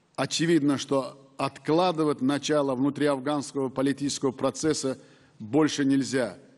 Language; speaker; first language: Russian; non-native, local second language; Uzbek